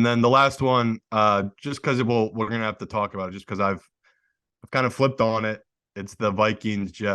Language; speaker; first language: English; native; English